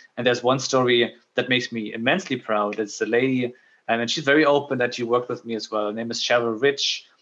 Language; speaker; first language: English; non-native, fluent; German